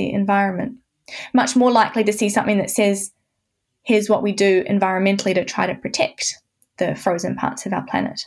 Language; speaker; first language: English; native; English